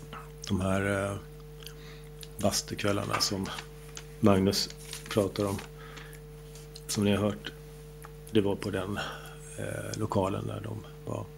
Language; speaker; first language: Swedish; native; Swedish